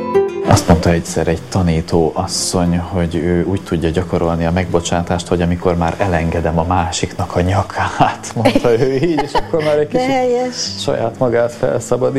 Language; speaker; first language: Hungarian; native; Hungarian